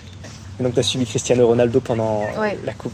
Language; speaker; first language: French; native; French